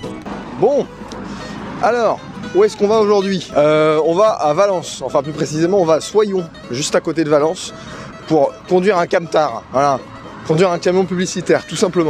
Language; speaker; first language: French; native; French